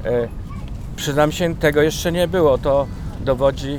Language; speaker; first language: Polish; native; Polish